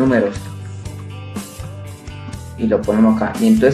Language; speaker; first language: Spanish; native; Spanish